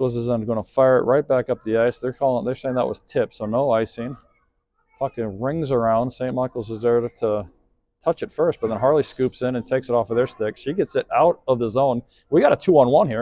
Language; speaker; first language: English; native; English